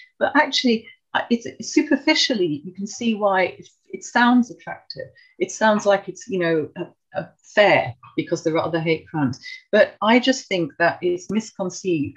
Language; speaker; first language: English; native; English